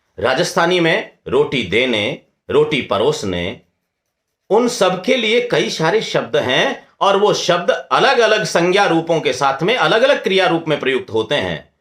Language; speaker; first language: Hindi; non-native, local second language; Rajasthani